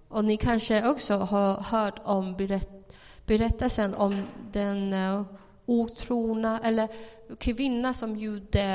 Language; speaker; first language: Swedish; non-native, fluent; Chinese